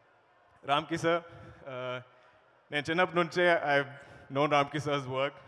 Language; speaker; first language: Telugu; non-native, learner; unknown